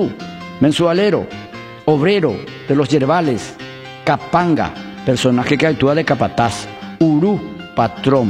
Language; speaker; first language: Spanish; native; Spanish